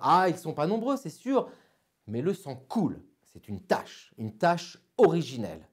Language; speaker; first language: French; native; French